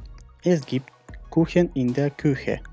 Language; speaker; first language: German; non-native, fluent; Macedonian